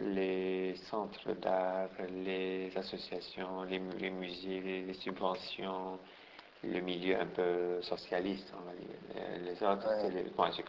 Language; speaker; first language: French; non-native, local second language; Arabic